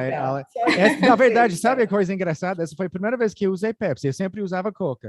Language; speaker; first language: Portuguese; non-native, fluent; English